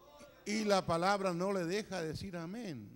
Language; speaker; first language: Spanish; native; Spanish